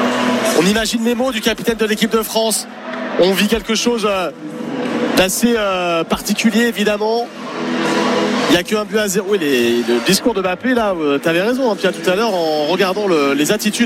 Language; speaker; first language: French; native; French